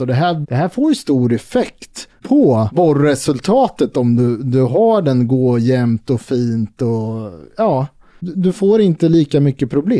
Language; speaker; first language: Swedish; native; Swedish